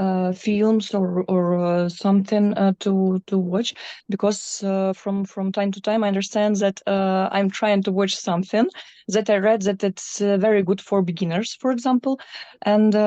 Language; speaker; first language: English; non-native, learner; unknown